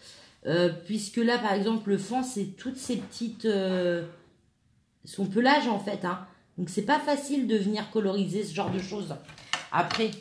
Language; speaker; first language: French; native; French